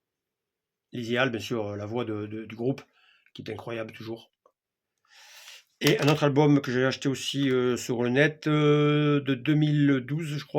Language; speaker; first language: French; native; French